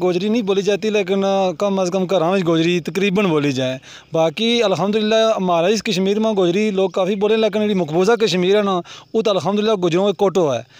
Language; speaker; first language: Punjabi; non-native, local second language; Gujari